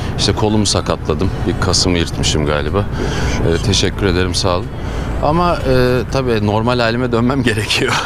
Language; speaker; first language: Turkish; native; Turkish